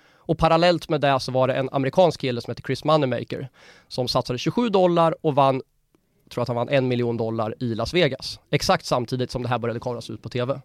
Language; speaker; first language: Swedish; native; Swedish